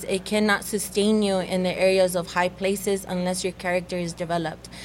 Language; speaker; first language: English; early bilingual, other home language; Spanish